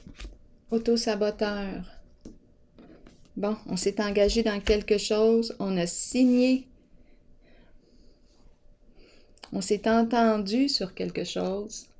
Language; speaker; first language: French; native; French